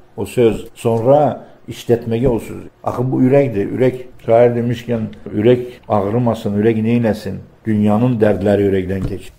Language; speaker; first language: Azerbaijani; native; Azerbaijani